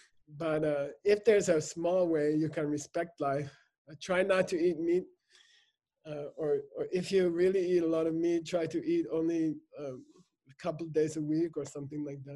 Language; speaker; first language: English; native; English